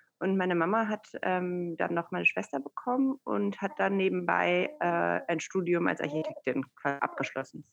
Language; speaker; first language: German; early bilingual, other home language; Persian